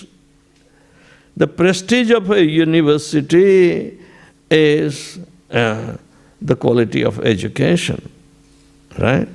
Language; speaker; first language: English; non-native, local second language; Gujarati